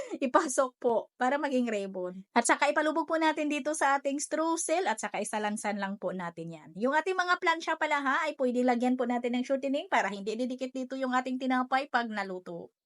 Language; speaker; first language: Filipino; non-native, local second language; Hiligaynon